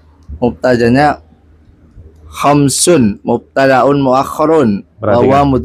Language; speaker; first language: Arabic; non-native, learner; Indonesian